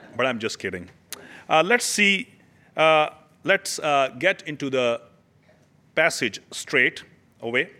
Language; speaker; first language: English; non-native, local second language; Urdu